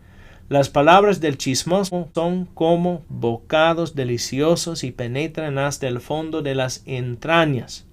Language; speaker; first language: Spanish; non-native, fluent; English